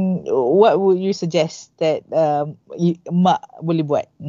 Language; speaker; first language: English; non-native, local second language; Malay